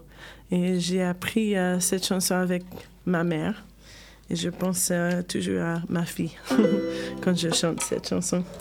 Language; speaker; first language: French; non-native, learner; English